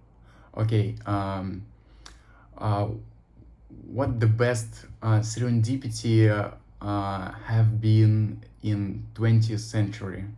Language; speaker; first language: English; non-native, learner; Russian